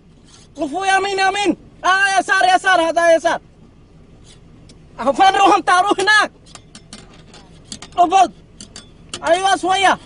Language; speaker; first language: Arabic; non-native, learner; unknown